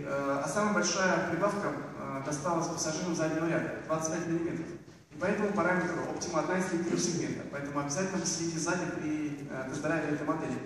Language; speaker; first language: Russian; native; Russian